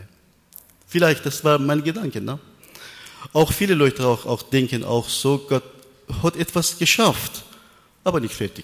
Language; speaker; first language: German; non-native, learner; Persian